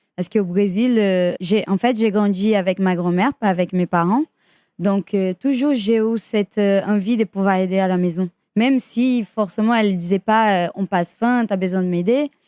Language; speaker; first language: French; non-native, fluent; Portuguese